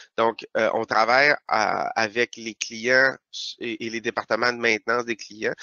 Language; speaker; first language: French; native; French